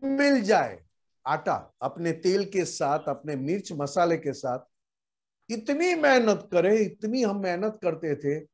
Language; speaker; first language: Hindi; non-native, local second language; Gujarati